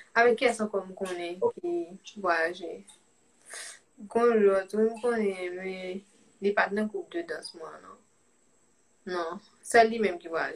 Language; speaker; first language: French; non-native, local second language; Haitian Creole